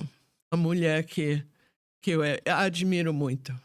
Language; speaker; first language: Portuguese; non-native, fluent; English